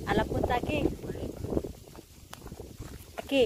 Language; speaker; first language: Spanish; non-native, learner; Indonesian